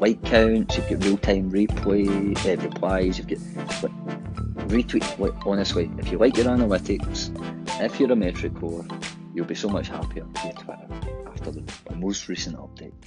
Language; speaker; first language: English; native; English